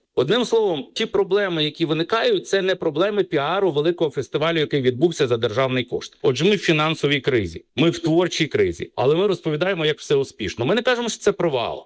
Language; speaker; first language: Ukrainian; native; Ukrainian